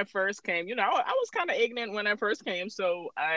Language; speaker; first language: English; non-native, local second language; Akan